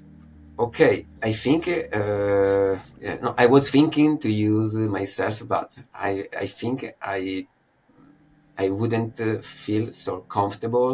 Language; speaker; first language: English; non-native, fluent; Italian